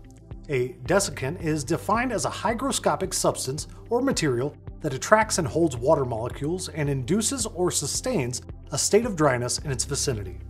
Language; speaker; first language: English; native; English